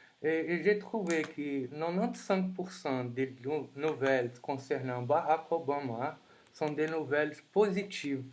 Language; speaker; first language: French; non-native, fluent; Portuguese